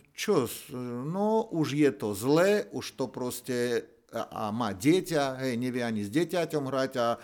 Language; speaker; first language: Slovak; non-native, fluent; Russian